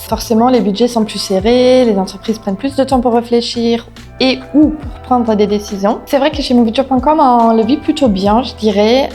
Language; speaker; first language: French; non-native, fluent; German